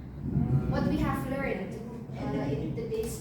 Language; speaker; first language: English; non-native, learner; Indonesian